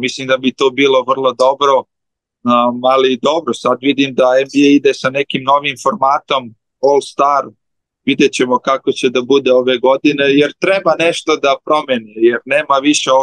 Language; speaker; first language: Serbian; early bilingual, heritage; Slovenian